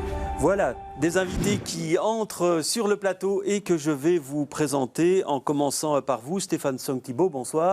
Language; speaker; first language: French; native; French